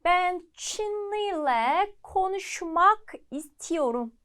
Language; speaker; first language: Turkish; non-native, fluent; Korean